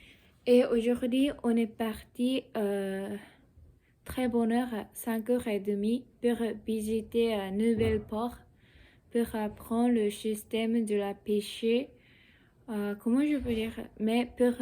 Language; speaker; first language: French; non-native, learner; Japanese